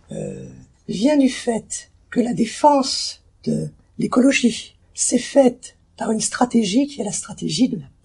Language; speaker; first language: French; native; French